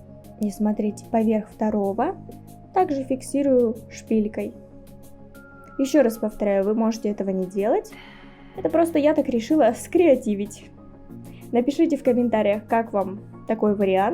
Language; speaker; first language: Russian; native; Russian